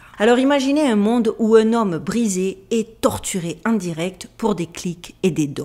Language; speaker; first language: French; native; French